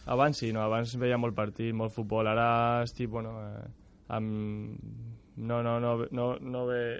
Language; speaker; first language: Catalan; non-native, local second language; Spanish